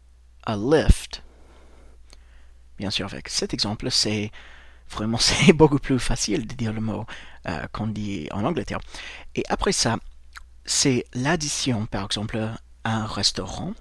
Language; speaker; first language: French; non-native, fluent; English